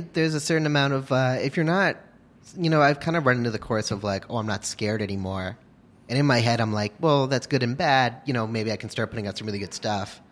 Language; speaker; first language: English; native; English